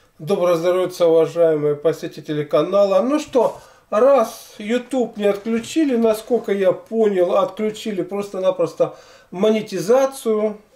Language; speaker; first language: Russian; native; Russian